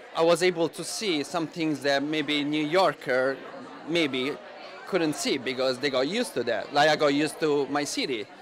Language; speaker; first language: English; non-native, fluent; Italian